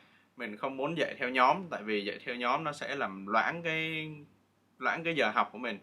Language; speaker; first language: Vietnamese; native; Vietnamese